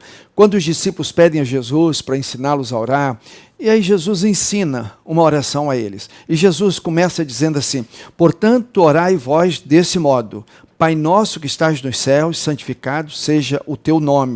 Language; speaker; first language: Portuguese; native; Portuguese